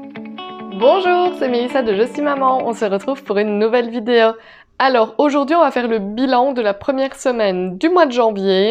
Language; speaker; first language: French; native; French